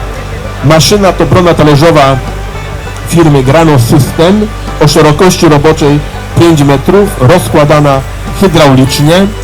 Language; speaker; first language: Polish; native; Polish